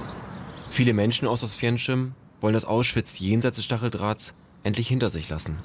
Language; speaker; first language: German; native; German